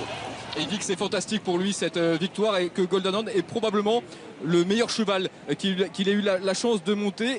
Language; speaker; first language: French; native; French